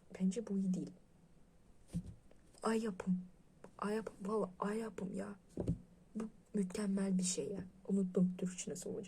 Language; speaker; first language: Turkish; non-native, learner; Russian